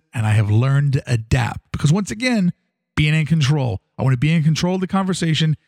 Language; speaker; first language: English; native; English